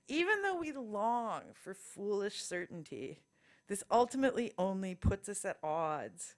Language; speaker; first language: English; native; English